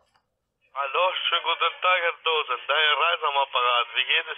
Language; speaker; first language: German; non-native, learner; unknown